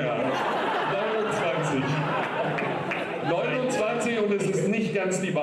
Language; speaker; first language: German; native; German